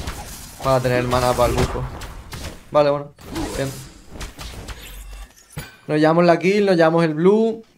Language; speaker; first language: Spanish; native; Spanish